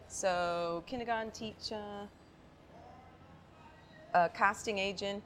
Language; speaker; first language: English; native; English